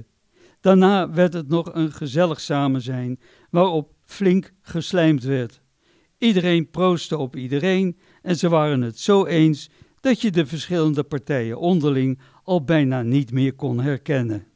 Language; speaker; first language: Dutch; native; Dutch